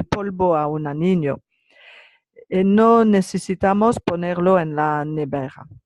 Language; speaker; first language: Spanish; non-native, learner; French